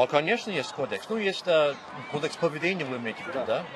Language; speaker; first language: Russian; non-native, fluent; English